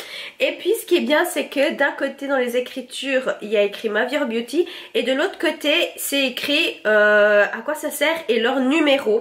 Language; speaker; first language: French; native; French